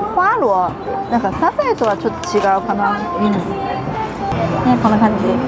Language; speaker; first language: Japanese; non-native, fluent; Chinese